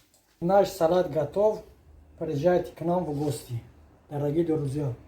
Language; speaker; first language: Russian; non-native, learner; Tajik